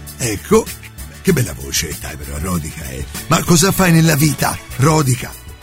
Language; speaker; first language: Italian; native; Italian